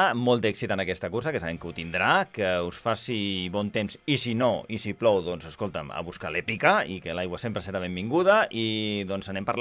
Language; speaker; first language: Catalan; native; Catalan